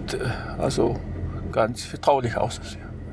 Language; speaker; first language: German; non-native, learner; Mongolian